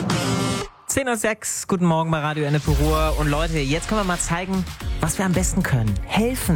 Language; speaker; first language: German; native; German